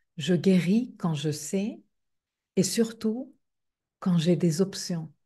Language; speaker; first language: French; non-native, fluent; Spanish